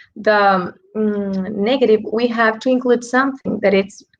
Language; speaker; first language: English; non-native, fluent; Spanish